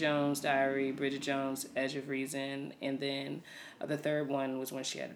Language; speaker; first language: English; native; English